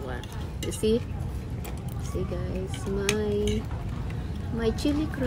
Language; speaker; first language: English; non-native, local second language; Filipino